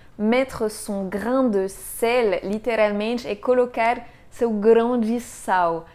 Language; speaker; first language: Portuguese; non-native, fluent; French